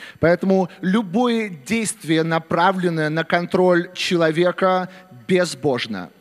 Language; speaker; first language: Russian; native; Russian